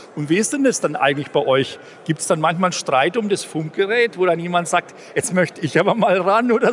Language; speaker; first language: German; native; German